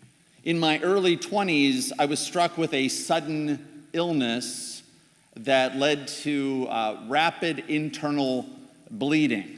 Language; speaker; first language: English; native; English